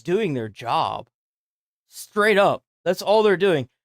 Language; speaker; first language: English; native; English